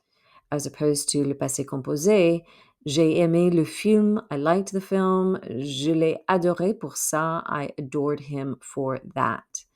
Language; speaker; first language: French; non-native, fluent; English